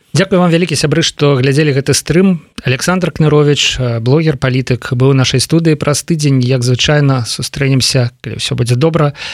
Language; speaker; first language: Belarusian; non-native, local second language; Russian